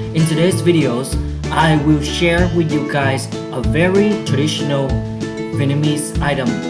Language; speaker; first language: English; non-native, learner; Vietnamese